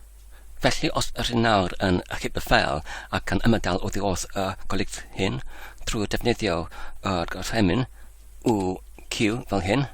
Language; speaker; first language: Welsh; non-native, fluent; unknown